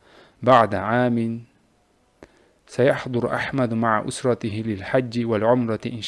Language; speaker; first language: Arabic; non-native, fluent; Uzbek